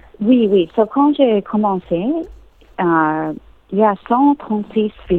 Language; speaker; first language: French; non-native, learner; English